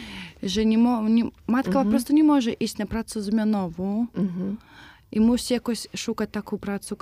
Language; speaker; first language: Polish; non-native, fluent; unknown